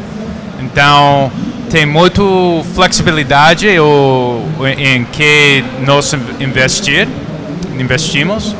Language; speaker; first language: Portuguese; non-native, fluent; English